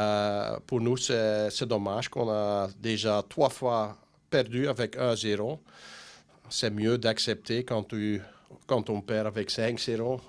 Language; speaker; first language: French; non-native, learner; Dutch